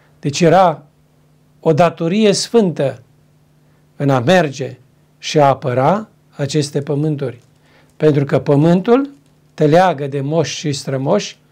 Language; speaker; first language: Romanian; native; Romanian